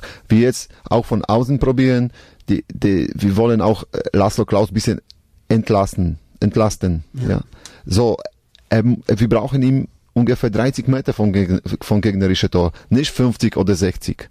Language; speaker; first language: German; non-native, learner; Polish